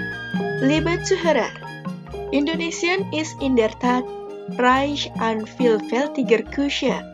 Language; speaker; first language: German; non-native, fluent; Indonesian